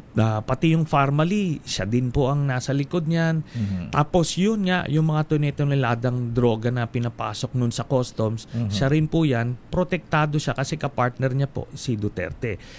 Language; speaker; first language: Filipino; native; Filipino